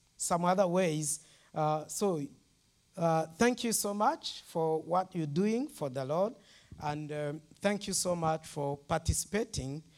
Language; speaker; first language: English; non-native, local second language; Kinyarwanda